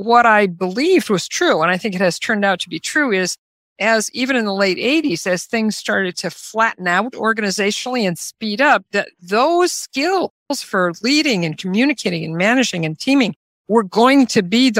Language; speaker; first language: English; native; English